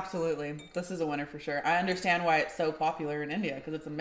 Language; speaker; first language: English; native; English